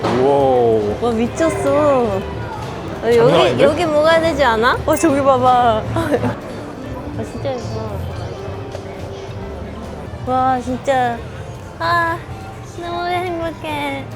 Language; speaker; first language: Korean; non-native, fluent; Dutch